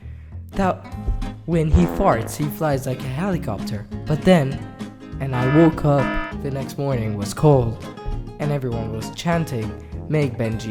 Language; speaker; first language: English; native; English